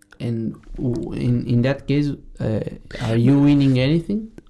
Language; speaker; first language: English; non-native, fluent; Portuguese